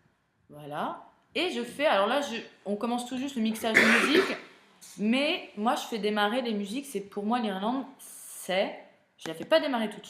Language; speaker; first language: French; native; French